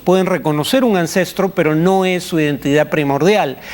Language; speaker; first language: Spanish; native; Spanish